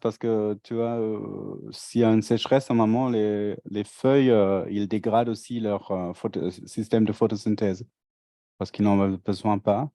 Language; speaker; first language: French; non-native, fluent; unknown